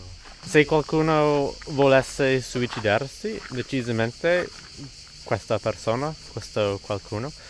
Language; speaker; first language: Italian; non-native, fluent; English